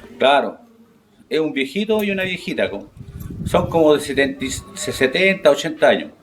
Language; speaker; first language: Spanish; native; Spanish